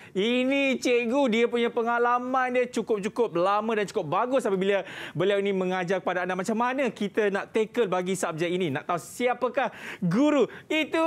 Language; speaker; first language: Malay; native; Malay